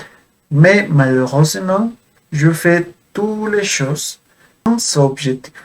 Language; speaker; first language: French; non-native, fluent; Spanish